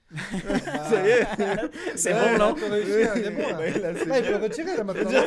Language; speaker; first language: French; non-native, fluent; Portuguese